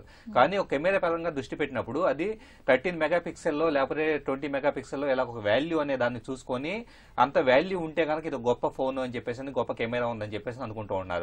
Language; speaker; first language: Telugu; native; Telugu